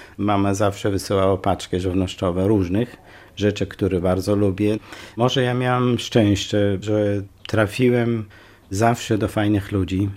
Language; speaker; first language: Polish; non-native, fluent; Kurdish